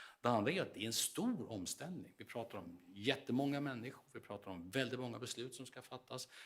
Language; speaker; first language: Swedish; native; Swedish